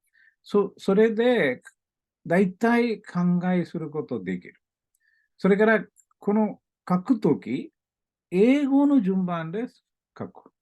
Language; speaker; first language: Japanese; non-native, learner; Malayalam